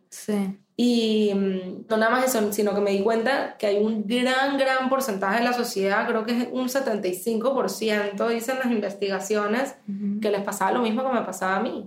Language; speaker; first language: Spanish; native; Spanish